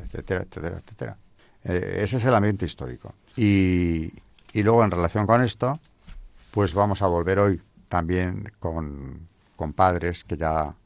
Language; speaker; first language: Spanish; native; Spanish